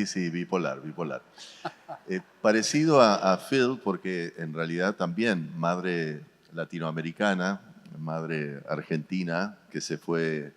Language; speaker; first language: Spanish; early bilingual, heritage; Spanish